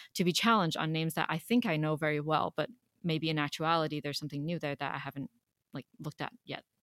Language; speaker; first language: English; non-native, local second language; Cantonese